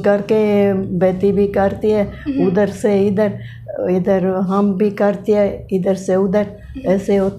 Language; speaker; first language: Hindi; non-native, learner; Bosnian